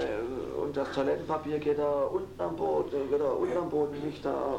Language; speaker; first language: German; native; German